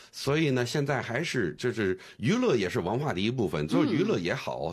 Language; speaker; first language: Chinese; non-native, fluent; English